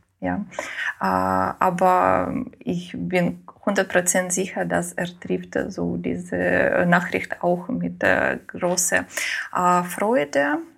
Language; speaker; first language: German; non-native, learner; Ukrainian